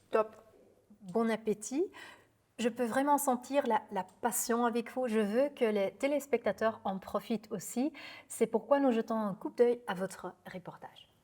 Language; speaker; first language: French; non-native, local second language; Dutch